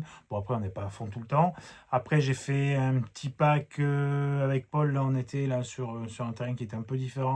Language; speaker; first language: French; native; French